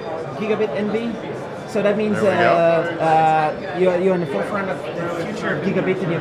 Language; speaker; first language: English; non-native, fluent; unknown